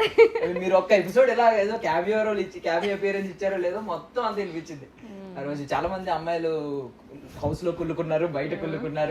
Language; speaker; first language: Telugu; native; Telugu